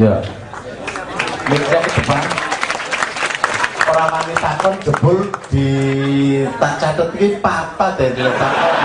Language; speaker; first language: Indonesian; non-native, local second language; Javanese